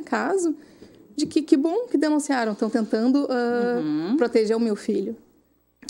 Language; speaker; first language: Portuguese; native; Portuguese